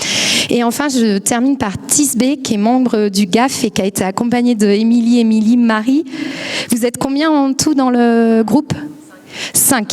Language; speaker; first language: French; native; French